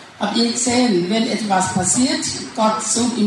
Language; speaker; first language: German; non-native, learner; Thai